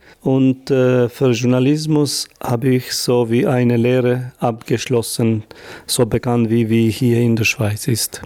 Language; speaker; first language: German; non-native, fluent; Albanian